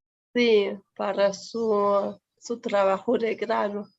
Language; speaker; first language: Spanish; non-native, fluent; German